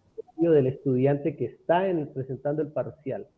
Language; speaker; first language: Spanish; native; Spanish